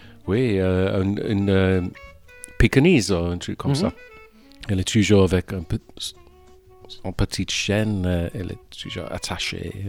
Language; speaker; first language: French; non-native, fluent; English